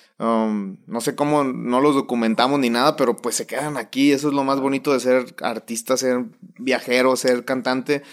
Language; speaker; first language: Spanish; native; Spanish